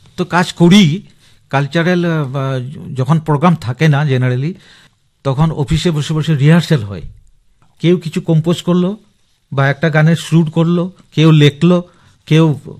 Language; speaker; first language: Bangla; non-native, local second language; Assamese